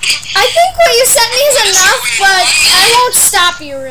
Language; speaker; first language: English; native; English